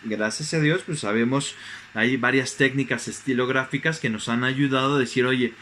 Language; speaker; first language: Spanish; native; Spanish